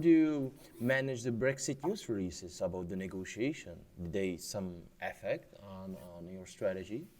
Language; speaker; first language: English; non-native, fluent; Czech